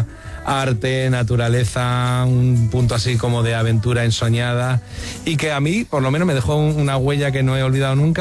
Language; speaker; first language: Spanish; native; Spanish